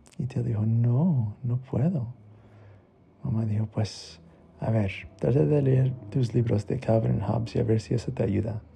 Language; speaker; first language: Spanish; early bilingual, heritage; Spanish